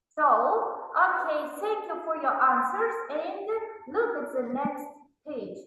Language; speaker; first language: English; non-native, fluent; Kazakh